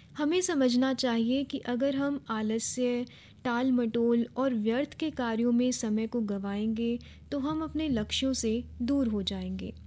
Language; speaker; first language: Hindi; native; Hindi